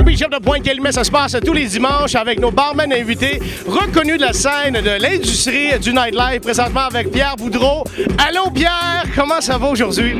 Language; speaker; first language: French; native; French